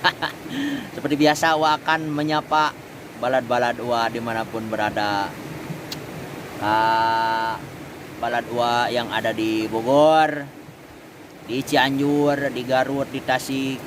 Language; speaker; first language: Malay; non-native, local second language; Sundanese